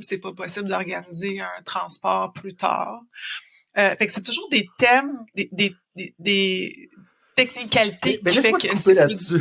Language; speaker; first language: French; native; French